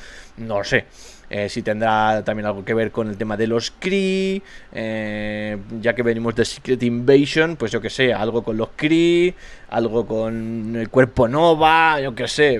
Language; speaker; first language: Spanish; native; Spanish